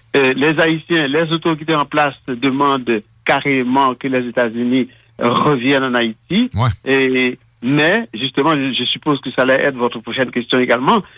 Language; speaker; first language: French; non-native, local second language; Haitian Creole